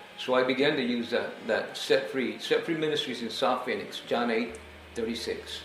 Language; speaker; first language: English; early bilingual, other home language; Spanish